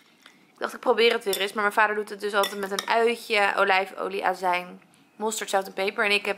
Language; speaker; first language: Dutch; native; Dutch